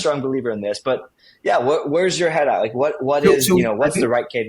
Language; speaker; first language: English; native; English